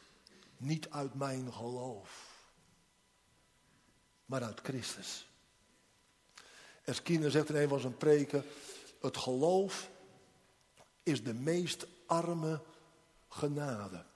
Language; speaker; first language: Dutch; native; Dutch